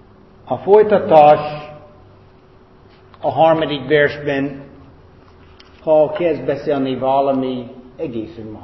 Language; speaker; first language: Hungarian; non-native, fluent; English